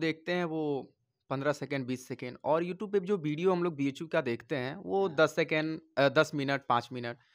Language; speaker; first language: Hindi; native; Hindi